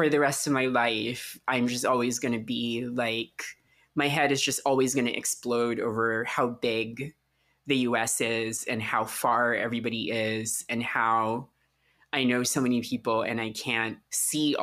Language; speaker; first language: English; non-native, local second language; Filipino